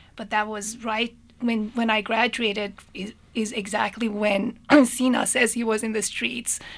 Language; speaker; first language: English; non-native, fluent; Persian